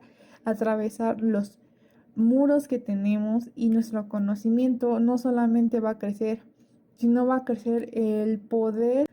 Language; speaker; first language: Spanish; native; Spanish